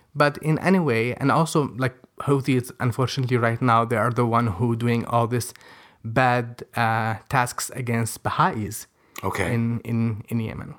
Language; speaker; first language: English; non-native, fluent; Arabic